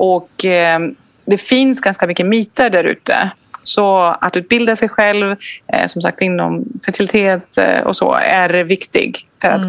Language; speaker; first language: Swedish; non-native, fluent; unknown